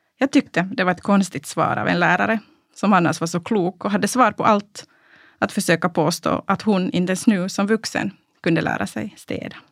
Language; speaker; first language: Swedish; native; Swedish